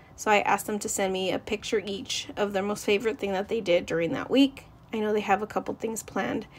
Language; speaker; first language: English; native; English